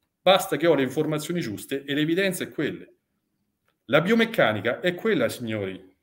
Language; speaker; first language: Italian; native; Italian